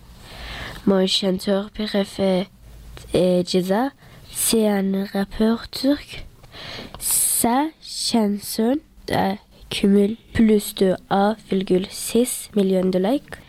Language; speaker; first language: French; early bilingual, other home language; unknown